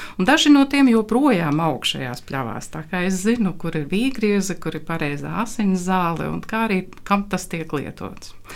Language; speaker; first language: Latvian; native; Latvian